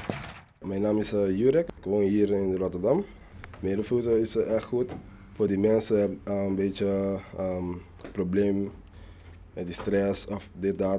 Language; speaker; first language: Dutch; non-native, learner; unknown